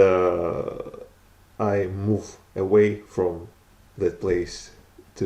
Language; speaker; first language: English; non-native, learner; Russian